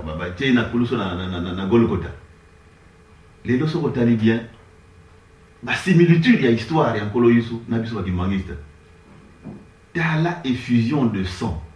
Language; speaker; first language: Lingala; non-native, local second language; Kongo